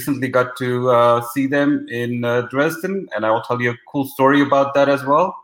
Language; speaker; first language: English; non-native, local second language; Hindi